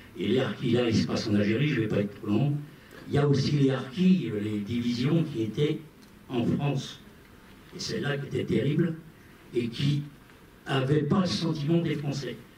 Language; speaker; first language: French; non-native, local second language; Arabic